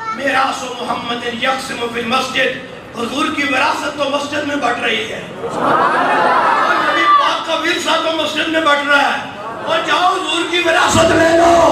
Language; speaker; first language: Urdu; non-native, local second language; Punjabi